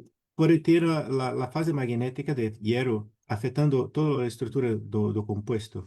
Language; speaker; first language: Spanish; non-native, learner; Portuguese